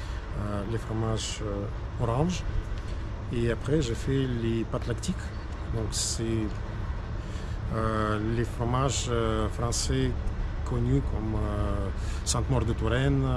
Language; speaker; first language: French; non-native, learner; Russian